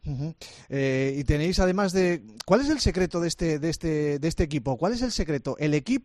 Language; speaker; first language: Spanish; native; Spanish